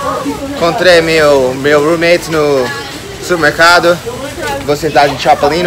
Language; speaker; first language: Portuguese; non-native, fluent; English